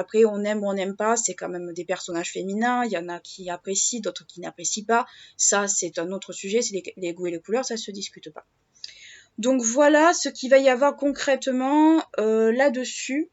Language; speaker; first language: French; native; French